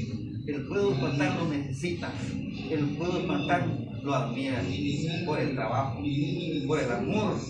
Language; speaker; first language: Spanish; native; Spanish